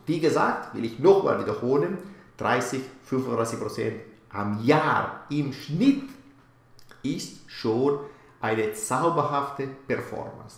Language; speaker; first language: German; non-native, fluent; Italian